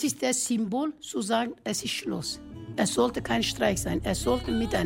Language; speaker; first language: German; non-native, fluent; Kurdish